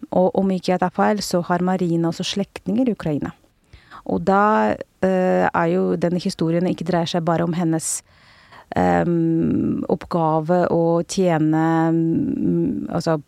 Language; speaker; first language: Norwegian; non-native, fluent; Russian